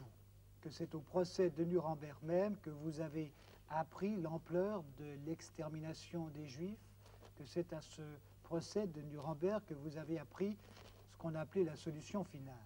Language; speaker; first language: French; native; French